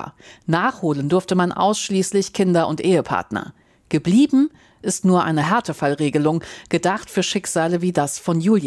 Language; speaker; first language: German; native; German